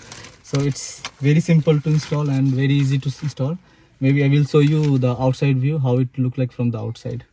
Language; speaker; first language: English; non-native, local second language; Hindi